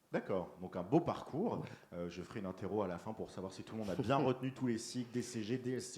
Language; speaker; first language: French; native; French